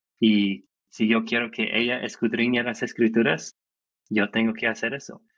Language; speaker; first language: Spanish; non-native, fluent; English